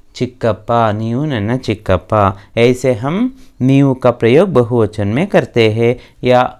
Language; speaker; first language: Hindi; non-native, local second language; Kannada